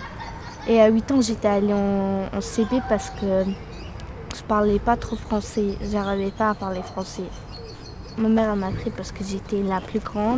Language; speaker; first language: French; early bilingual, other home language; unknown